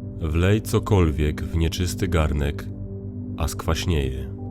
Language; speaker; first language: Polish; native; Polish